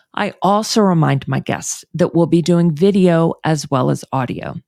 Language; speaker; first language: English; native; English